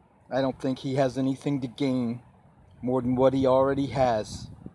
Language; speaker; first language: English; native; English